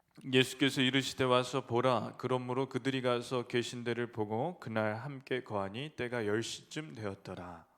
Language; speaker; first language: Korean; native; Korean